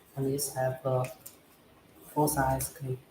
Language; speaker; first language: English; non-native, learner; Chinese